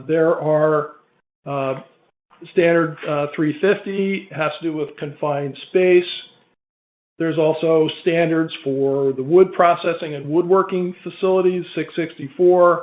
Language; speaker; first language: English; native; English